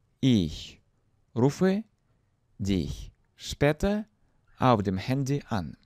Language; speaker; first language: German; non-native, fluent; Russian